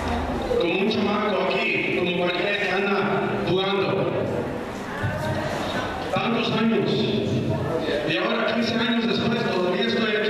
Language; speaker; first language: Spanish; early bilingual, heritage; Spanish